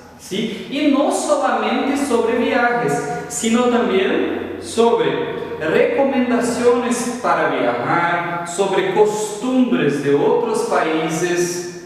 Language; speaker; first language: Spanish; non-native, fluent; Portuguese